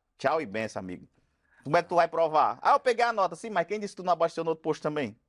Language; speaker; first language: Portuguese; native; Portuguese